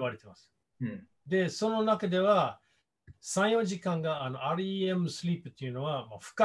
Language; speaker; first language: Japanese; non-native, fluent; English